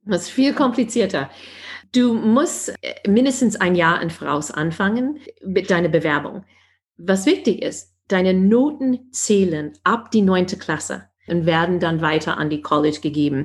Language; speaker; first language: German; non-native, fluent; English